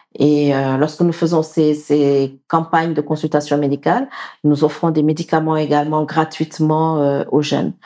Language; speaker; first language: French; non-native, local second language; Wolof